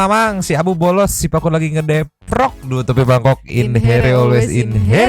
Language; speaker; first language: Indonesian; native; Indonesian